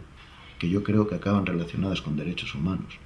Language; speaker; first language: Spanish; native; Spanish